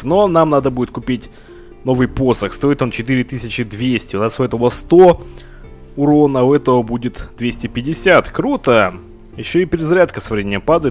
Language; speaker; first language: Russian; native; Russian